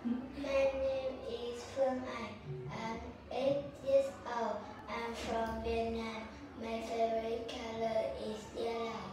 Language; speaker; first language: English; non-native, learner; Vietnamese